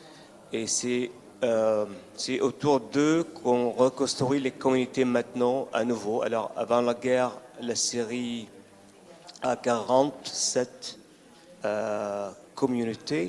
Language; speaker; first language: French; non-native, fluent; Arabic